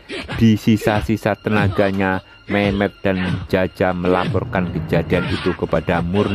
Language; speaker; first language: Indonesian; native; Indonesian